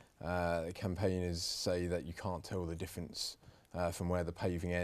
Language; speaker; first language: English; native; English